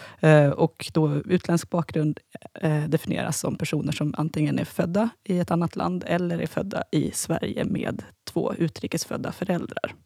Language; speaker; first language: Swedish; native; Swedish